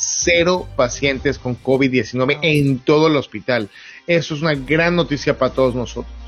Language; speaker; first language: Spanish; native; Spanish